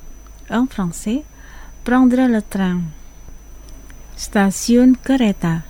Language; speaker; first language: French; non-native, fluent; Indonesian